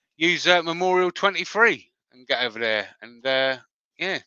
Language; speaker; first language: English; native; English